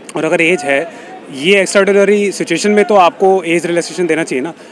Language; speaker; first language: Hindi; native; Hindi